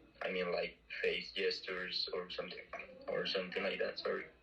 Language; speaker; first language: English; non-native, fluent; Spanish